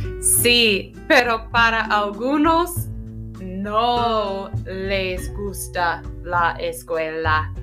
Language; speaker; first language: Spanish; non-native, fluent; English